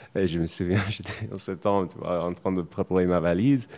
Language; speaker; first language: French; non-native, fluent; English